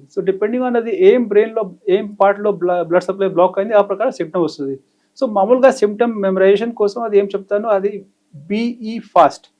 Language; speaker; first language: Telugu; non-native, fluent; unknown